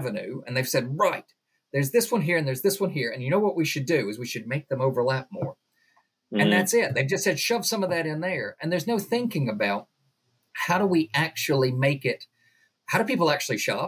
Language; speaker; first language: English; native; English